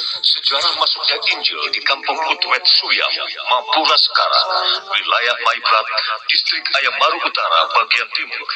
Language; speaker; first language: Indonesian; native; Indonesian